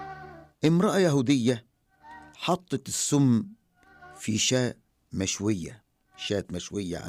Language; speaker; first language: Arabic; native; Arabic